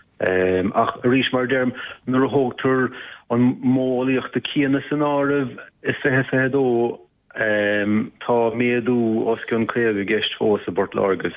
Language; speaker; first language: Irish; native; Irish